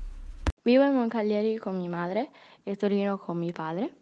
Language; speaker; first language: Spanish; non-native, learner; Italian